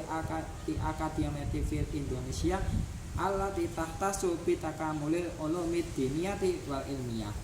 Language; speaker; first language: Arabic; non-native, learner; Indonesian